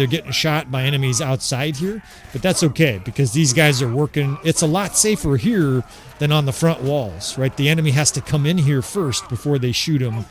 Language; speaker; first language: English; native; English